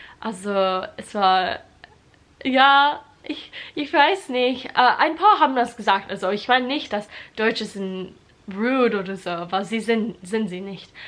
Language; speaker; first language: German; non-native, learner; English